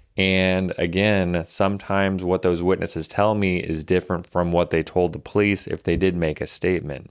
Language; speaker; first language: English; native; English